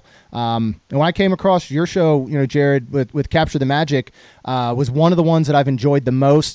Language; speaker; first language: English; native; English